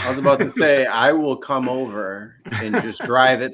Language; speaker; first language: English; native; English